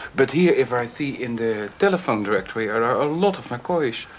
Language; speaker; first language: English; non-native, learner; Dutch